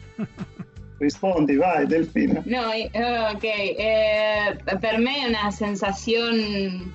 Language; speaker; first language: Italian; non-native, fluent; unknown